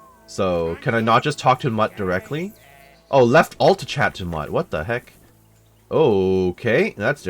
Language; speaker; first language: English; native; English